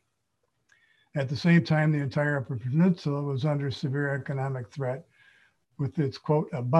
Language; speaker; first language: English; native; English